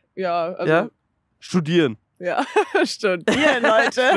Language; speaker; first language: German; native; German